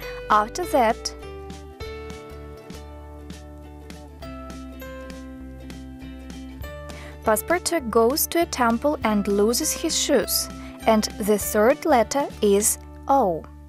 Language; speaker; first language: English; non-native, fluent; Ukrainian